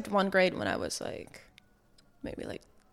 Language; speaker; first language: English; non-native, fluent; Dutch